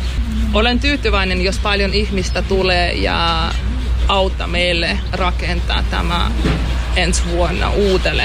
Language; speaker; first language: Finnish; non-native, learner; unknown